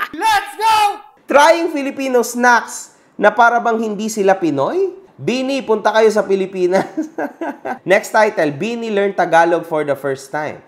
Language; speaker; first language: Filipino; native; Filipino